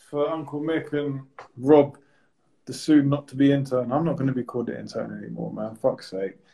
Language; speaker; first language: English; native; English